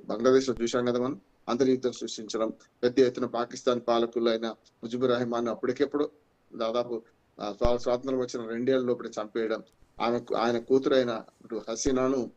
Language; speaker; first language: Telugu; native; Telugu